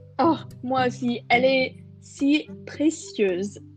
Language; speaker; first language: French; non-native, fluent; English